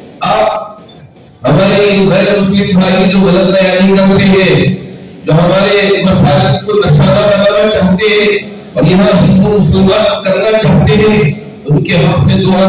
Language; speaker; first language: Urdu; native; Urdu